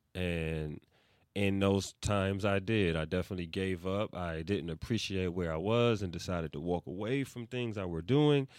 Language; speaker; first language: English; native; English